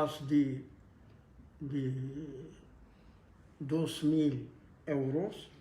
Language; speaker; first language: Spanish; non-native, fluent; Arabic